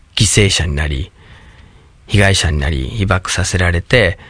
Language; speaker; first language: Japanese; non-native, fluent; English